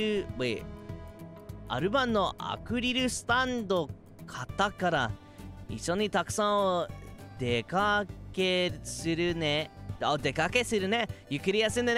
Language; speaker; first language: Japanese; non-native, learner; English